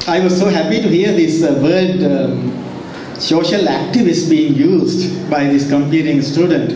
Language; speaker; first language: English; non-native, local second language; Sinhala